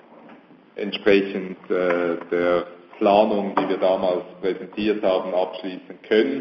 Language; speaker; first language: German; native; German